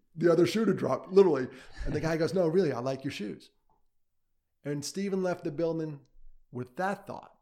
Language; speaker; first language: English; native; English